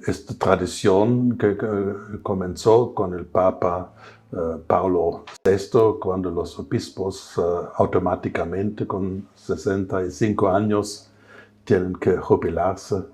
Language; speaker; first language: Spanish; non-native, fluent; German